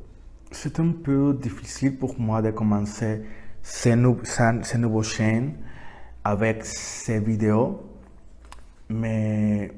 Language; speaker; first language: French; non-native, learner; Spanish